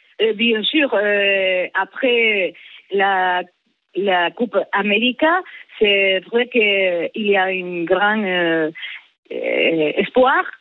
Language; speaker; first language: French; non-native, learner; Spanish